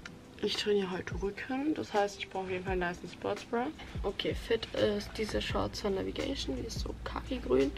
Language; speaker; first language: German; native; German